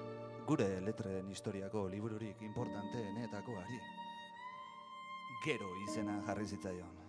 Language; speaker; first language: Basque; native; Basque